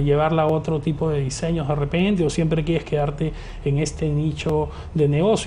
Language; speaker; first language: Spanish; native; Spanish